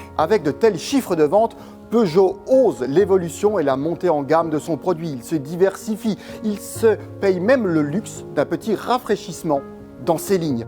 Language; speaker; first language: French; native; French